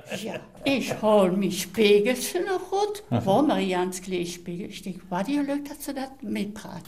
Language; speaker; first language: German; native; German